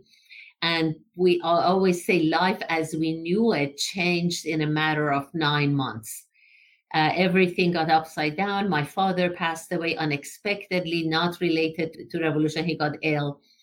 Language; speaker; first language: English; non-native, fluent; Persian